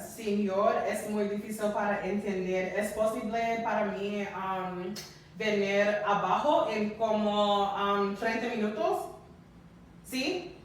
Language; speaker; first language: Spanish; non-native, learner; English